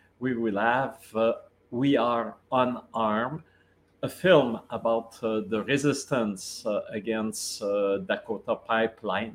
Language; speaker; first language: English; non-native, local second language; French